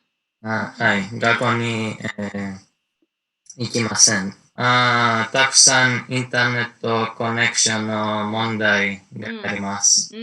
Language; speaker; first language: Japanese; non-native, learner; Greek